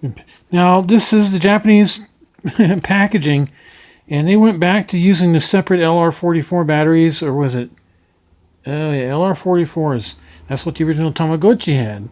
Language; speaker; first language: English; native; English